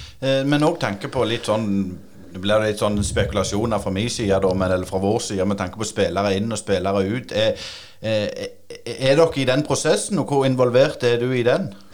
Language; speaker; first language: Norwegian; native; Norwegian